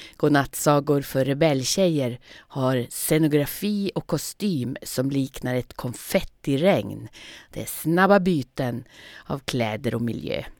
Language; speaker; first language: Swedish; native; Swedish